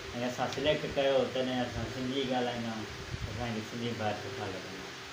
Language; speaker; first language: Sindhi; non-native, fluent; English